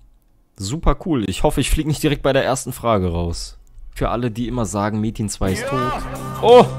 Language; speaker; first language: German; native; German